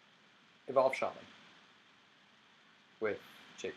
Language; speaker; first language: English; native; English